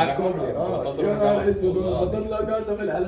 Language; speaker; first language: Arabic; native; Arabic